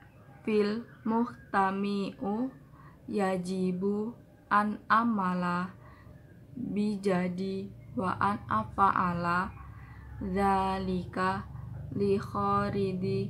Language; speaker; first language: Arabic; non-native, learner; Indonesian